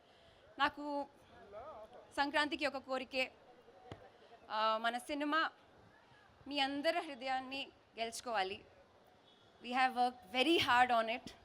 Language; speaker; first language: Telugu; non-native, learner; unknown